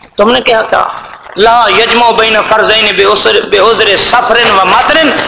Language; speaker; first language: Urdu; non-native, local second language; Punjabi